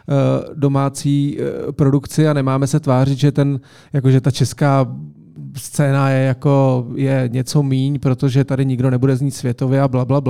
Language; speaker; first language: Czech; native; Czech